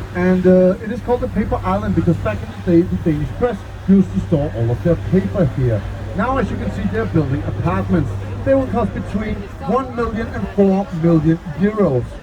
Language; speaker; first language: English; non-native, fluent; Danish